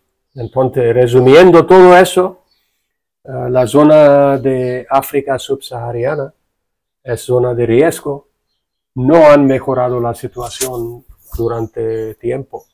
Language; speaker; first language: Spanish; non-native, fluent; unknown